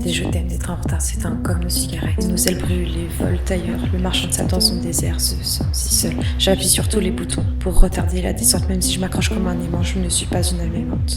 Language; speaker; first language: French; native; French